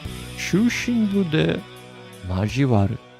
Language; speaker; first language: Japanese; non-native, learner; English